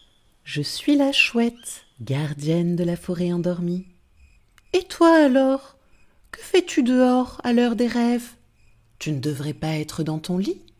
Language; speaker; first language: French; native; French